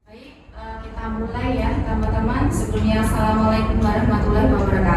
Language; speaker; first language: Indonesian; native; Indonesian